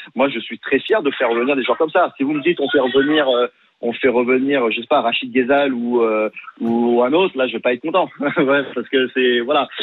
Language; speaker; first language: French; native; French